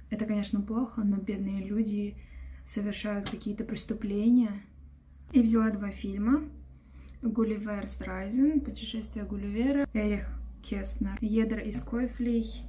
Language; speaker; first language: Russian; non-native, local second language; Uzbek